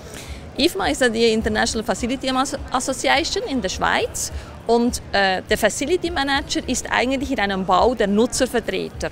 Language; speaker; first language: German; native; German